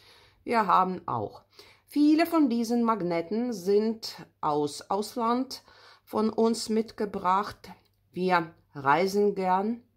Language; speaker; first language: German; non-native, fluent; Russian